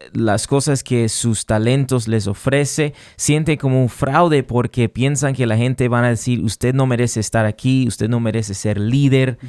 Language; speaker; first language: Spanish; non-native, fluent; English